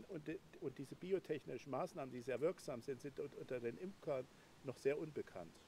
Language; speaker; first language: German; native; German